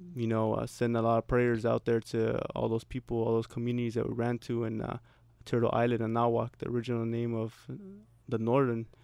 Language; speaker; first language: English; early bilingual, other home language; Spanish